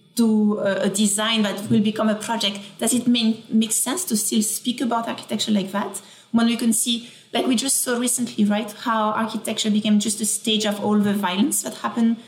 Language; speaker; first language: English; non-native, fluent; French